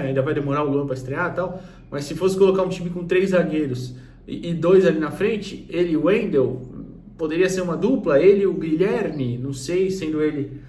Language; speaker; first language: Portuguese; native; Portuguese